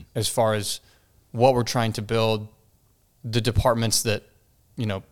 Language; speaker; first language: English; native; English